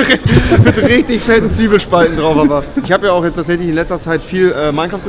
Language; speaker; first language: German; native; German